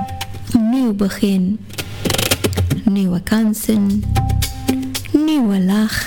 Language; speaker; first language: Dutch; non-native, local second language; Caribbean Hindustani